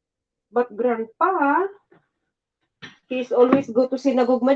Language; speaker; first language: English; non-native, learner; Filipino